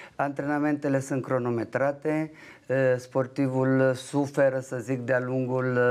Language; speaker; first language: Romanian; non-native, local second language; Ukrainian